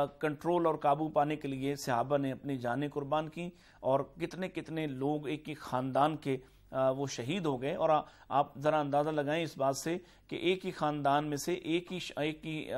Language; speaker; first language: Urdu; native; Urdu